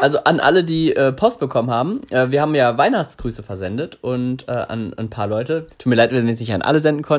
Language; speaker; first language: German; native; German